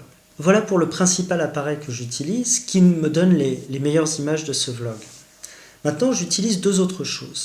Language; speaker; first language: French; native; French